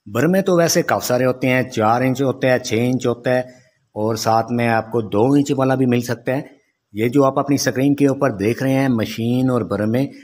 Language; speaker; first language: Urdu; non-native, local second language; Saraiki